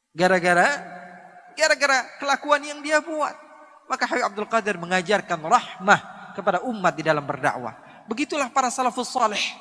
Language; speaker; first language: Indonesian; native; Indonesian